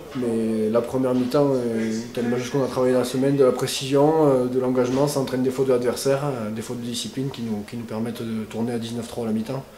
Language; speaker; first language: French; native; French